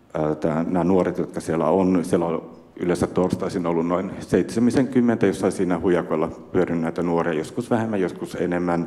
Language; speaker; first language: Finnish; native; Finnish